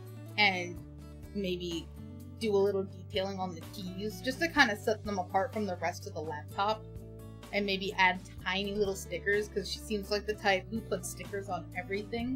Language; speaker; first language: English; native; English